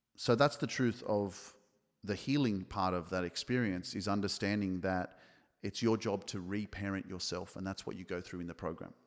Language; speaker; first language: English; early bilingual, other home language; Polish